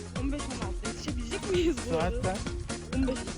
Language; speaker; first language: Turkish; native; Turkish